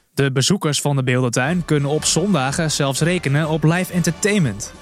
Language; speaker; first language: Dutch; native; Dutch